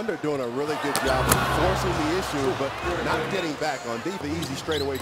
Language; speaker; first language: English; native; English